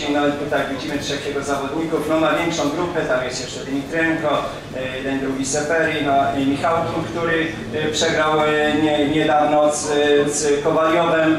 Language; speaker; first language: Polish; native; Polish